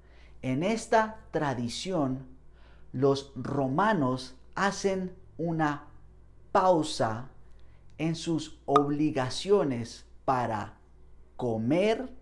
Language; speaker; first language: Spanish; non-native, fluent; English